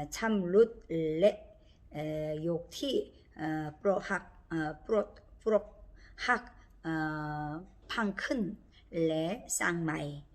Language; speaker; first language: Thai; non-native, learner; Korean